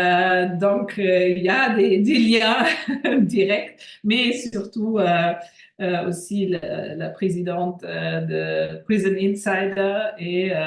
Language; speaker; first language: French; non-native, fluent; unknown